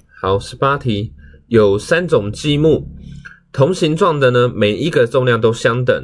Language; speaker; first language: Chinese; native; Chinese